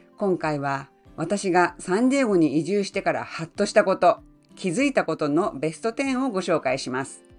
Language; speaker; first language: Japanese; native; Japanese